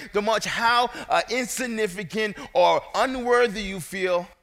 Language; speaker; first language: English; native; English